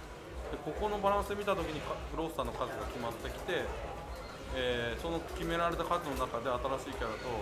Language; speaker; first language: Japanese; native; Japanese